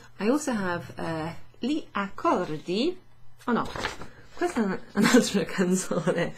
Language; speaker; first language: Italian; non-native, fluent; English